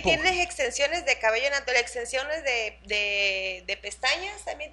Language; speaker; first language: Spanish; native; Spanish